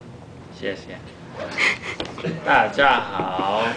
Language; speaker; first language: Chinese; non-native, learner; English